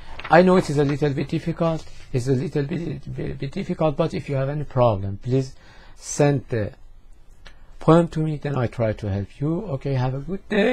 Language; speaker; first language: English; non-native, fluent; Persian